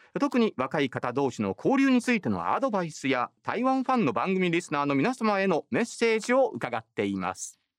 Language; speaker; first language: Japanese; native; Japanese